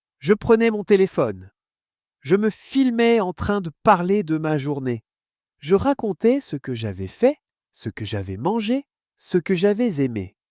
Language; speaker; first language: French; non-native, fluent; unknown